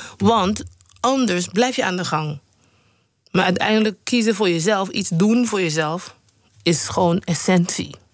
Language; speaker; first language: Dutch; non-native, local second language; Papiamento